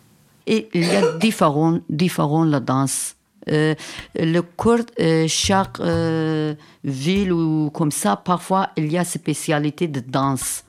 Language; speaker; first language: French; non-native, learner; Kurdish